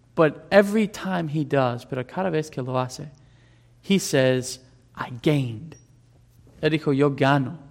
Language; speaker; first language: Spanish; non-native, fluent; English